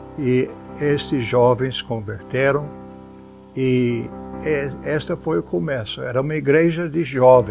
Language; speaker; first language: Portuguese; non-native, fluent; English